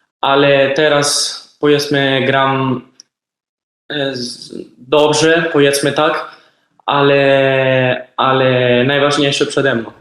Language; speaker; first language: Polish; early bilingual, heritage; Polish